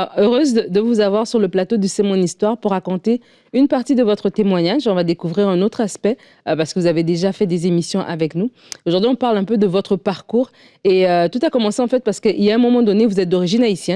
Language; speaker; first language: French; native; French